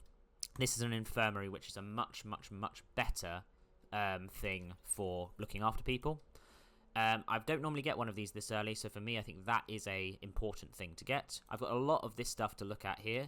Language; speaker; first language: English; native; English